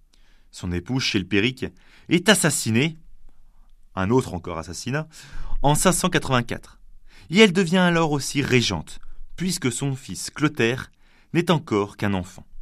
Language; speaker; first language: French; native; French